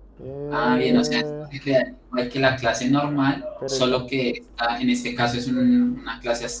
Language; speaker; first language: Spanish; native; Spanish